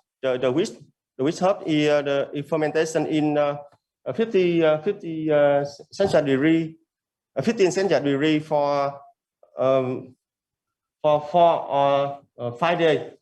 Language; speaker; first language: English; non-native, learner; Vietnamese